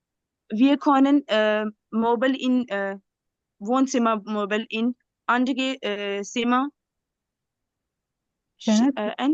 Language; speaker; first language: German; non-native, learner; Urdu